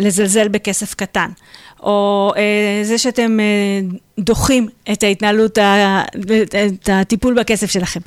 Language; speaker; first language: Hebrew; native; Hebrew